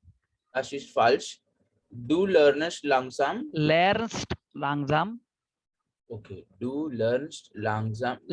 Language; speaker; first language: German; non-native, learner; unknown